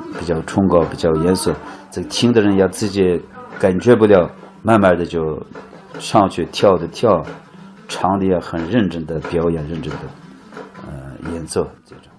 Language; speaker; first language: Chinese; non-native, local second language; Uyghur